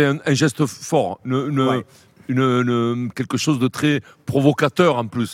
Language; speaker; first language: French; native; French